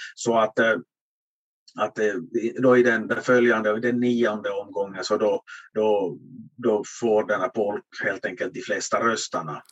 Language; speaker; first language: Swedish; native; Swedish